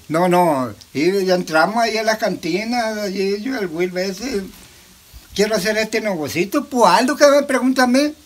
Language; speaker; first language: Spanish; native; Spanish